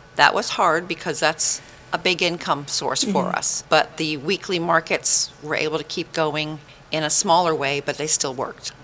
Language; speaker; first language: English; native; English